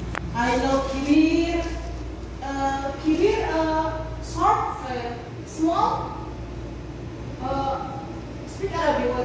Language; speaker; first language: English; non-native, learner; Arabic